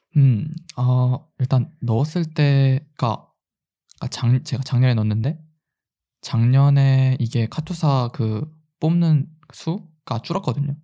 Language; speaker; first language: Korean; early bilingual, heritage; Korean